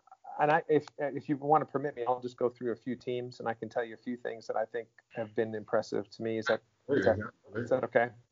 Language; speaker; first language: English; native; English